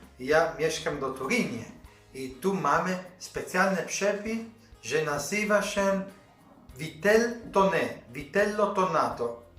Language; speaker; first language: Polish; non-native, learner; Italian